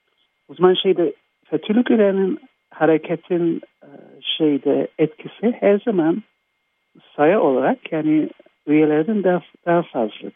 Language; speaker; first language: Turkish; non-native, fluent; English